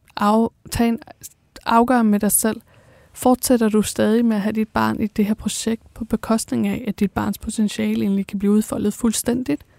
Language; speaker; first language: Danish; early bilingual, other home language; Persian